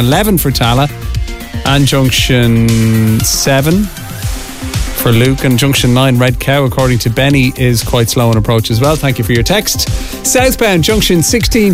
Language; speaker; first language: English; native; English